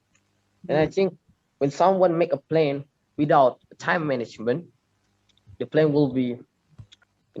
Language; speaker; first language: English; non-native, learner; Indonesian